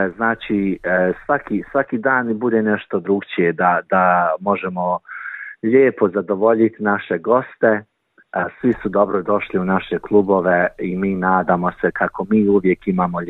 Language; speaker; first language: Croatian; early bilingual, heritage; Croatian